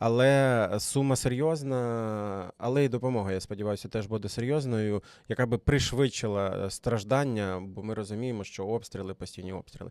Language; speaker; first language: Ukrainian; native; Ukrainian